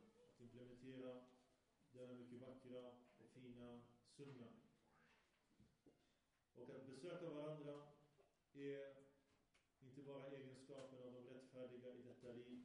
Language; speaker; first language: Swedish; early bilingual, other home language; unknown